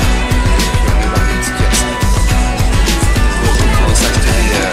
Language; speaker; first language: French; native; French